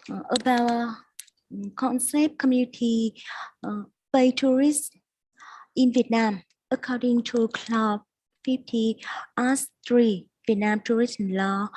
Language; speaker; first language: English; non-native, learner; Vietnamese